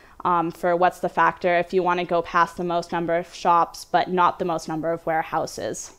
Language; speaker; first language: English; native; English